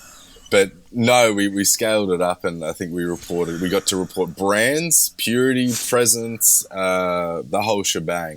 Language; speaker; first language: English; native; English